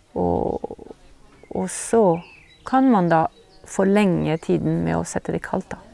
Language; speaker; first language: Norwegian; non-native, fluent; French